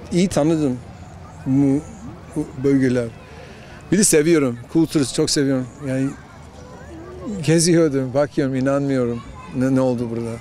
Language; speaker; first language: Turkish; non-native, learner; English